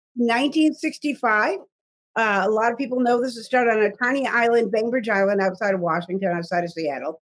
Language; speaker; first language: English; native; English